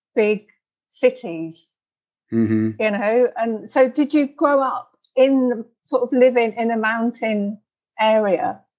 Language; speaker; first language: English; native; English